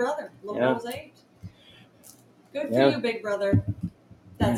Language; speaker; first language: English; native; English